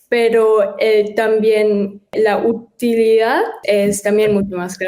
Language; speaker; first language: Spanish; early bilingual, heritage; German